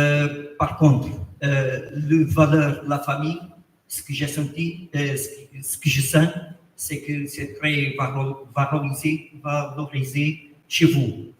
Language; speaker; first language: French; non-native, fluent; Portuguese